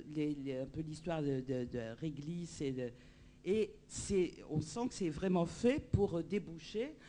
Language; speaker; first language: French; native; French